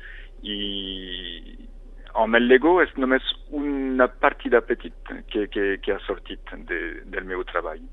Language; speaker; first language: Catalan; non-native, fluent; French